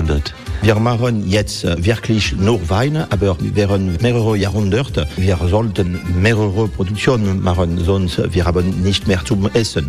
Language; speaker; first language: German; non-native, learner; French